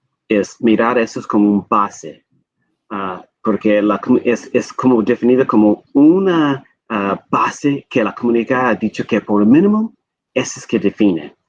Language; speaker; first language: Spanish; non-native, fluent; English